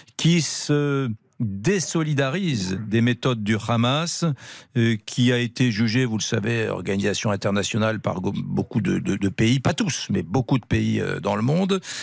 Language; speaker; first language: French; native; French